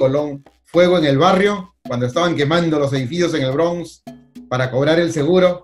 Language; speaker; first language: Spanish; native; Spanish